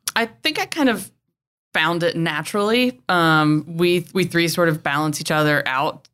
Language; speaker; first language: English; native; English